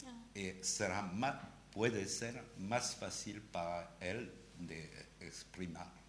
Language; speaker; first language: Spanish; non-native, learner; French